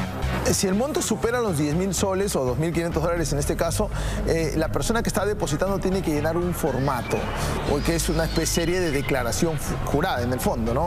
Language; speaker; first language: Spanish; native; Spanish